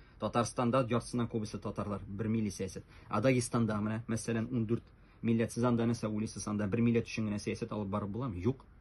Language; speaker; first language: Tatar; native; Tatar